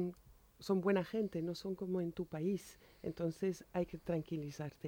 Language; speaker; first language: Spanish; non-native, fluent; French